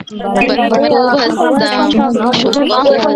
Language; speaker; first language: Persian; non-native, learner; Urdu